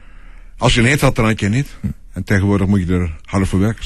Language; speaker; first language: Dutch; native; Dutch